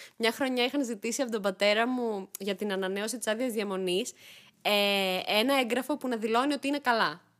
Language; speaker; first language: Greek; early bilingual, other home language; Armenian